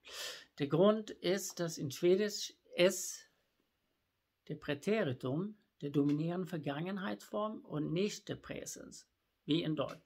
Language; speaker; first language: German; non-native, fluent; Swedish